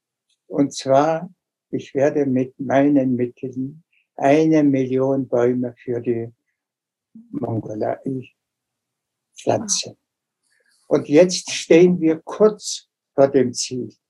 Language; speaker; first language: German; non-native, fluent; Tuvinian